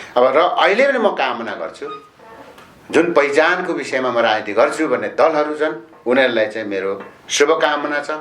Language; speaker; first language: Nepali; non-native, local second language; Limbu